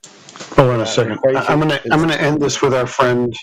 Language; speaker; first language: English; native; English